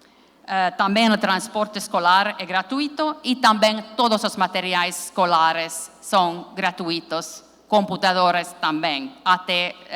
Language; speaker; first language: Portuguese; non-native, learner; Finnish